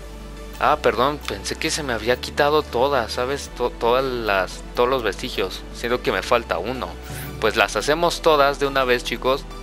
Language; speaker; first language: Spanish; native; Spanish